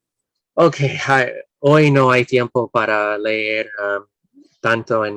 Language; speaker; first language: Spanish; non-native, fluent; English